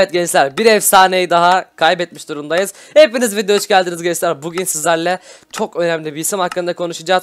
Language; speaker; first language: Turkish; native; Turkish